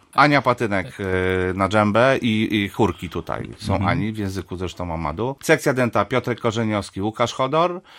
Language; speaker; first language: Polish; native; Polish